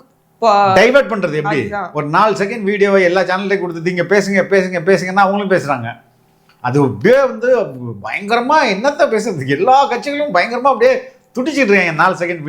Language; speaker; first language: Tamil; native; Tamil